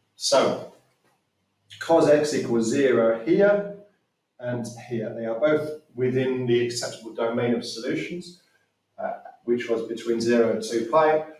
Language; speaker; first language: English; native; English